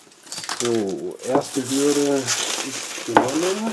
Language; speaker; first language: German; native; German